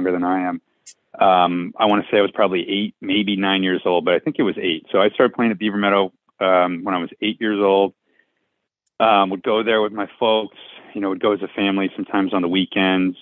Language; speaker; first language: English; native; English